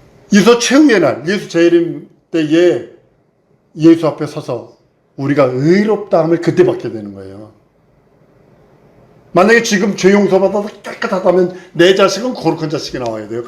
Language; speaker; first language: Korean; native; Korean